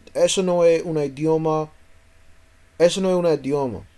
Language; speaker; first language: Spanish; non-native, learner; English